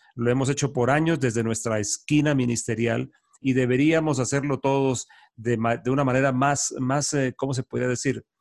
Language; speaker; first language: Spanish; native; Spanish